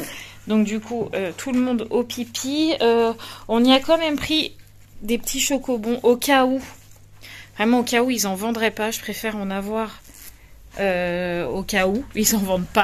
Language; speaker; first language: French; native; French